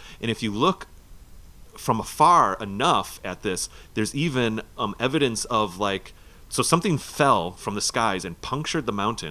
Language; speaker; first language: English; native; English